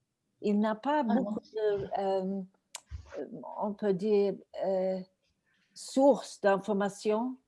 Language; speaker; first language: French; non-native, learner; Greek